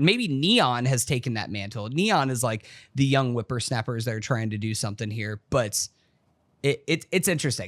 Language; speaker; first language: English; native; English